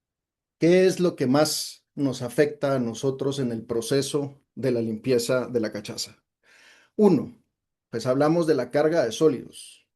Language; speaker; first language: Spanish; native; Spanish